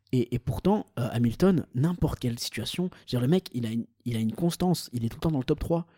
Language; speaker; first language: French; early bilingual, other home language; Portuguese